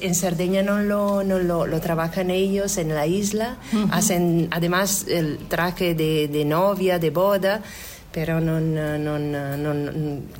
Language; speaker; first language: Spanish; non-native, fluent; Italian